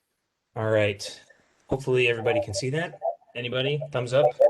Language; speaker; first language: English; native; English